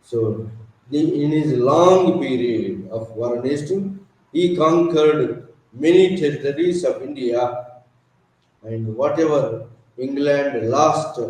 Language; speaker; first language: English; non-native, local second language; Telugu